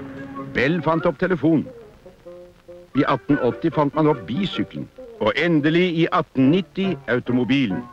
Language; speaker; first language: Norwegian; native; Norwegian